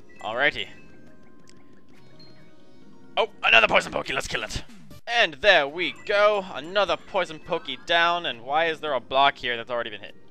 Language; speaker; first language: English; native; English